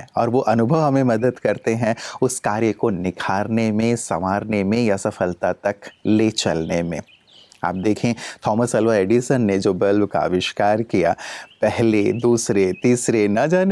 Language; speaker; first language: Hindi; native; Hindi